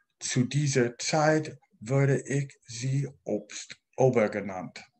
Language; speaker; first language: German; non-native, learner; English